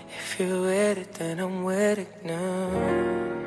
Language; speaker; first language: English; non-native, fluent; Arabic